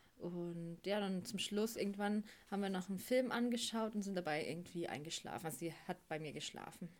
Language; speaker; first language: German; native; German